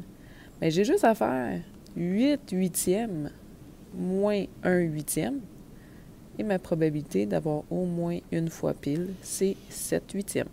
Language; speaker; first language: French; native; French